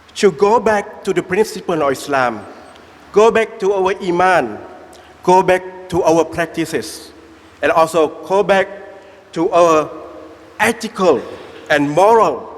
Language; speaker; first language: English; non-native, fluent; Thai